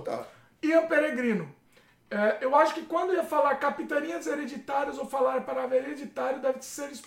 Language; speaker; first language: Portuguese; native; Portuguese